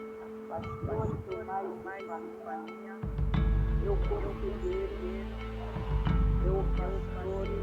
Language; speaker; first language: Portuguese; non-native, local second language; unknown